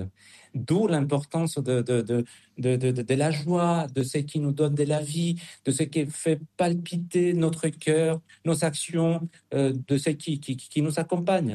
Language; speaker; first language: French; non-native, fluent; Spanish